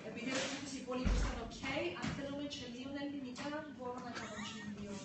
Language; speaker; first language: Greek; early bilingual, heritage; Greek